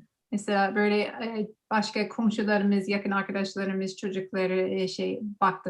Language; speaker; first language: Turkish; non-native, learner; English